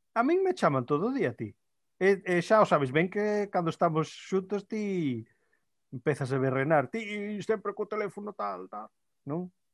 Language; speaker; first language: Galician; native; Galician